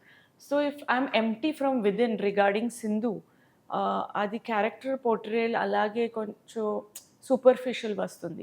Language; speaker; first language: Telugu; non-native, local second language; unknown